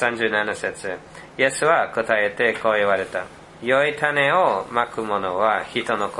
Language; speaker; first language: Japanese; non-native, fluent; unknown